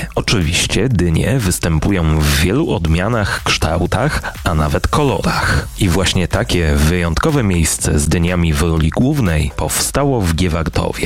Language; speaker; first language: Polish; native; Polish